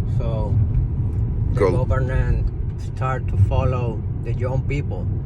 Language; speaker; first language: English; non-native, learner; Spanish